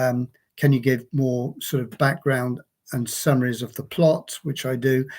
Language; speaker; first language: English; native; English